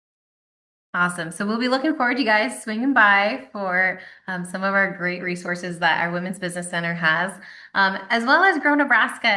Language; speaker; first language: English; native; English